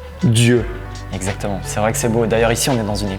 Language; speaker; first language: French; native; French